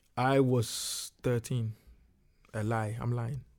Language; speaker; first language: English; non-native, local second language; Akan